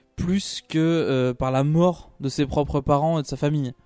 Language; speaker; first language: French; native; French